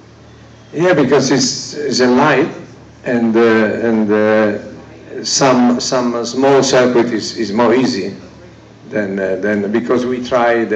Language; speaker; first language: English; non-native, learner; Italian